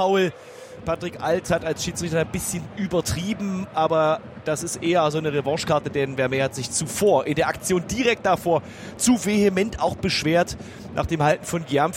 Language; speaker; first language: German; native; German